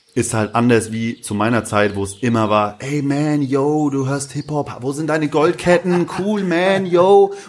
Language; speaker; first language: German; early bilingual, other home language; Turkish